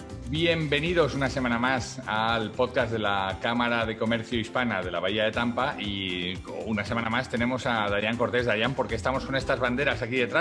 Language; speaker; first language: Spanish; native; Spanish